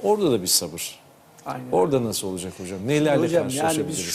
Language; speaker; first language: Turkish; native; Turkish